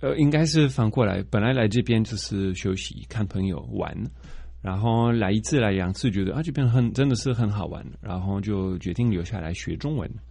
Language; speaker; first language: Chinese; non-native, fluent; French